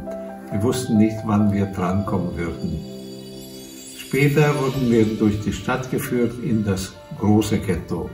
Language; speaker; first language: German; non-native, fluent; Hungarian